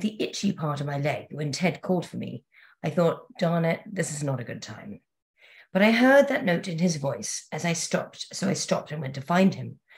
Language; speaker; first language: English; native; English